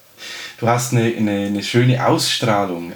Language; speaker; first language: German; native; German